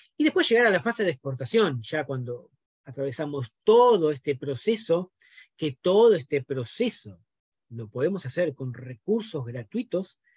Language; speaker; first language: Spanish; native; Spanish